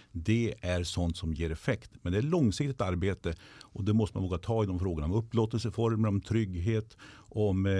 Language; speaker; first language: Swedish; native; Swedish